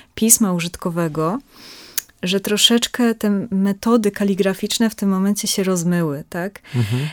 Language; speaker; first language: Polish; native; Polish